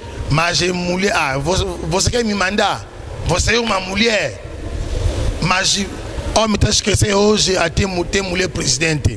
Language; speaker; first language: Portuguese; non-native, learner; Lingala